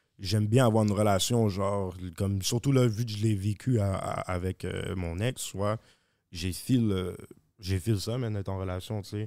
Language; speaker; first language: French; native; French